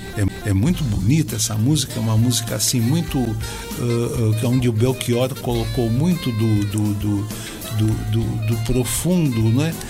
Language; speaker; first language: Portuguese; native; Portuguese